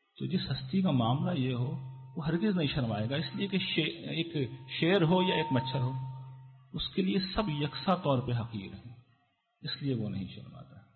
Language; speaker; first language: Urdu; native; Urdu